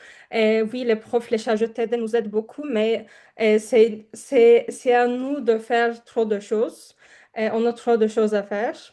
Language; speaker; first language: French; non-native, fluent; Turkish